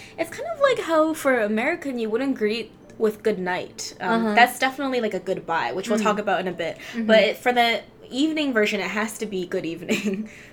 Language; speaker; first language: English; early bilingual, other home language; Chinese